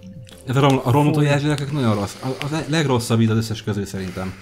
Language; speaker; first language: Hungarian; native; Hungarian